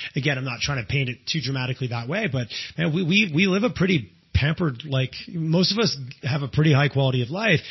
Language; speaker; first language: English; native; English